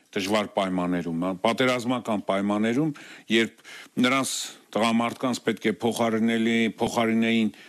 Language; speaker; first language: Armenian; native; Armenian